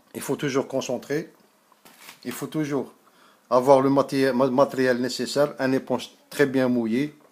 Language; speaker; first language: French; non-native, local second language; Arabic